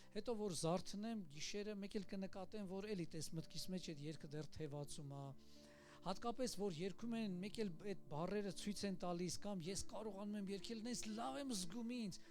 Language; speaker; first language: Armenian; native; Armenian